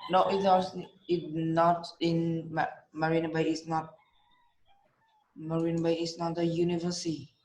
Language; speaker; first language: English; non-native, learner; Vietnamese